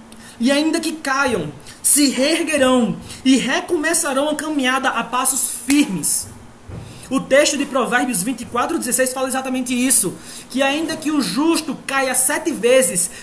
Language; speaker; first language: Portuguese; native; Portuguese